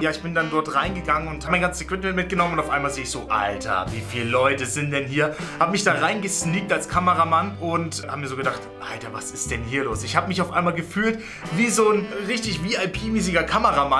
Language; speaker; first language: German; native; German